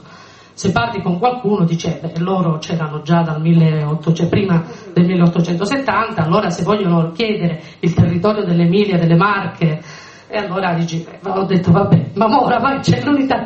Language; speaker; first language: Italian; native; Italian